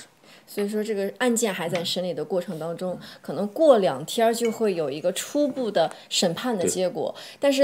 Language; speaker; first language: Chinese; native; Chinese